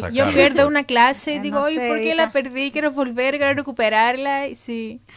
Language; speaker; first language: Spanish; non-native, fluent; Greek